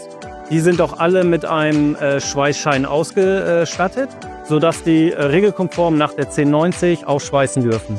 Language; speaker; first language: German; native; German